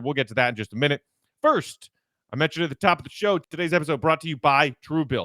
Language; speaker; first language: English; native; English